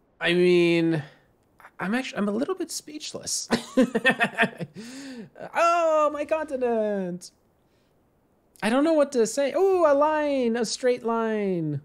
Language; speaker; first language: English; native; English